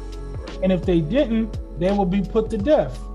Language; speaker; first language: English; native; English